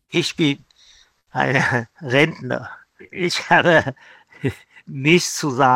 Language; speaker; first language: German; non-native, fluent; Chinese